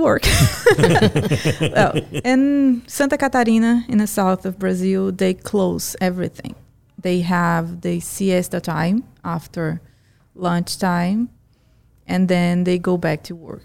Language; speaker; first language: English; non-native, fluent; Portuguese